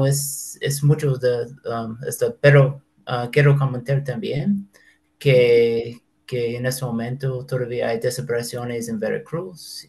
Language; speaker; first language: Spanish; non-native, fluent; English